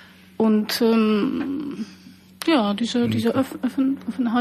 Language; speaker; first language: German; non-native, fluent; Polish